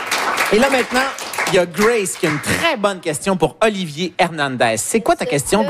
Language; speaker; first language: French; native; French